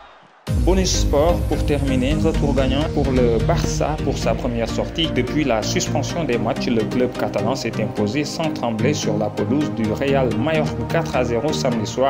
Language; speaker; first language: French; non-native, local second language; Wolof